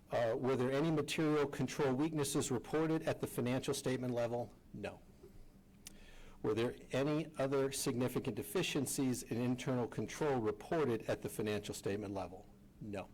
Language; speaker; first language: English; native; English